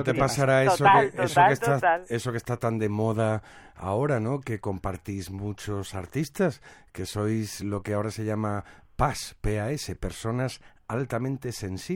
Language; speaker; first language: Spanish; native; Spanish